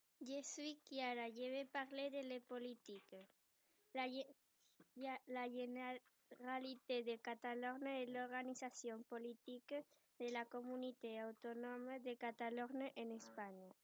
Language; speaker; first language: French; non-native, learner; Spanish